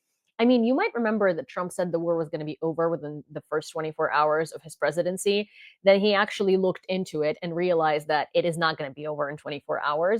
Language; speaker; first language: English; non-native, fluent; Ukrainian